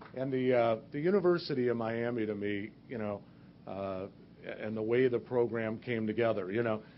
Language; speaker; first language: English; native; English